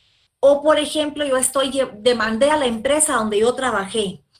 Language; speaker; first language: Spanish; native; Spanish